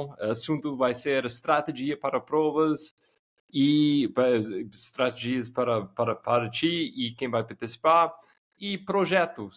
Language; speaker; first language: Portuguese; non-native, fluent; English